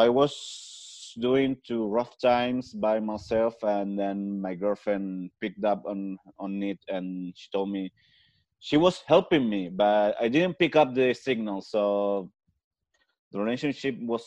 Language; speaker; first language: English; non-native, fluent; Spanish